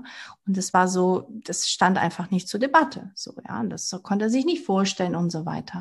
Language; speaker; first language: German; early bilingual, other home language; Portuguese